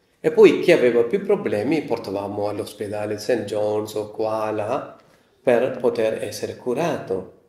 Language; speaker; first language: Italian; non-native, fluent; Malayalam